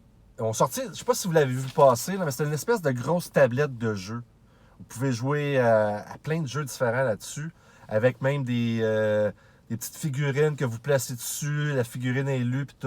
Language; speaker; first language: French; native; French